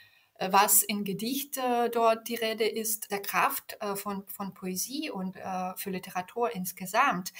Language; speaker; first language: German; non-native, fluent; Belarusian